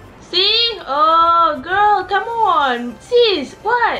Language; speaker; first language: English; non-native, local second language; Malay